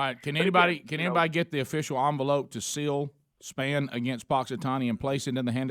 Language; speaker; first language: English; native; English